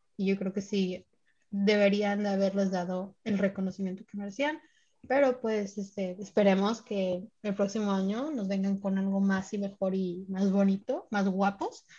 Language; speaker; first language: Spanish; native; Spanish